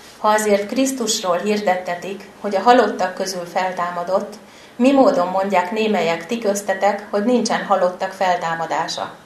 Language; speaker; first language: Hungarian; native; Hungarian